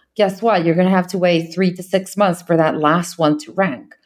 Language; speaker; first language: English; non-native, fluent; Serbian